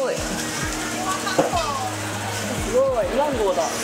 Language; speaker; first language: Japanese; non-native, fluent; Thai